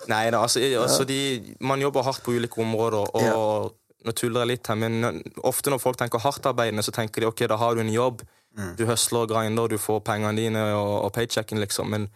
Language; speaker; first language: Norwegian; native; Norwegian